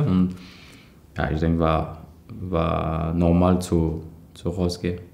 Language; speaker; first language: German; non-native, learner; French